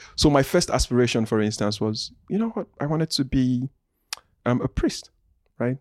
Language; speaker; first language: English; non-native, local second language; Igbo